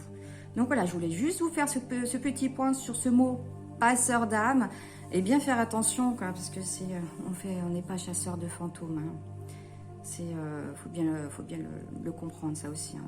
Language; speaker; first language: French; native; French